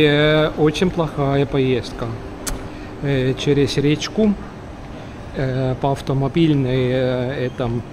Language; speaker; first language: Russian; non-native, local second language; Estonian